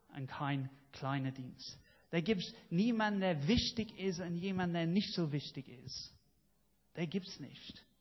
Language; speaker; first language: German; non-native, fluent; English